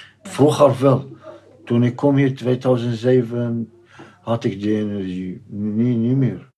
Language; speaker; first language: Dutch; non-native, learner; Arabic